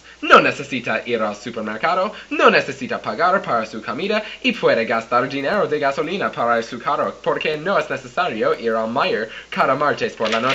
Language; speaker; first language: Spanish; non-native, learner; English